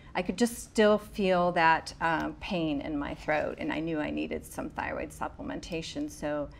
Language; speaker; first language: English; native; English